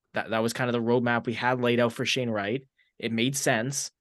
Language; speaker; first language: English; native; English